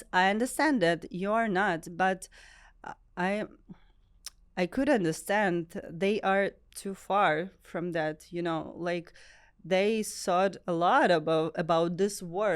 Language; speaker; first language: English; non-native, learner; Ukrainian